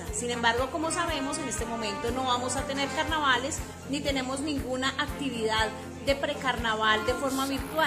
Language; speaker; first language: Spanish; native; Spanish